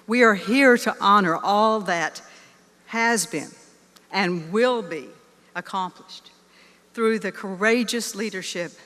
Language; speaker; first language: English; native; English